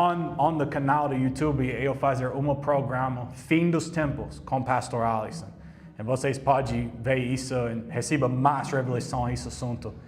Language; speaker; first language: Portuguese; non-native, learner; English